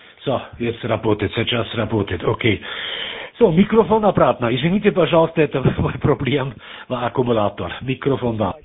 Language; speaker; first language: Russian; non-native, learner; German